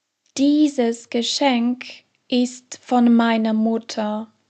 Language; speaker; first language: German; non-native, fluent; Slovak